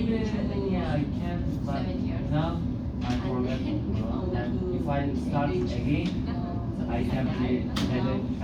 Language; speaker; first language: English; non-native, learner; Arabic